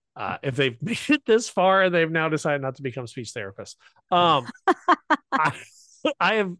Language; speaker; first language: English; native; English